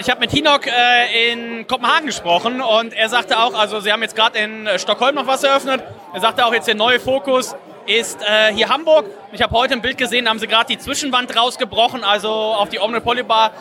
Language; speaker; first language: German; native; German